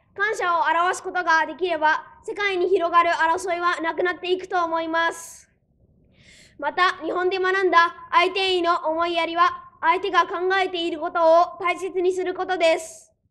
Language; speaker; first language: Japanese; early bilingual, other home language; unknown